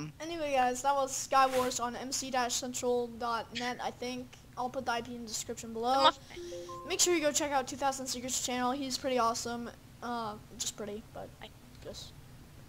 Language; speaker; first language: English; native; English